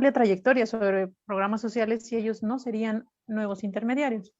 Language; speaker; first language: Spanish; native; Spanish